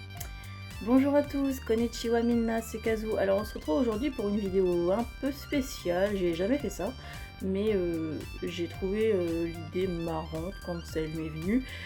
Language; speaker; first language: French; native; French